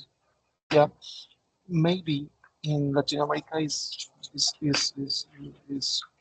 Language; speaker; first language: English; non-native, learner; Spanish